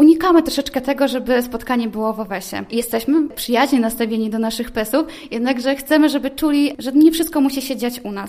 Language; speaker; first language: Polish; native; Polish